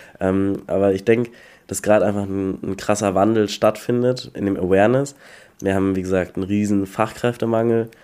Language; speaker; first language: German; native; German